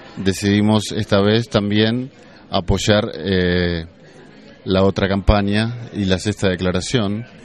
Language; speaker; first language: Spanish; native; Spanish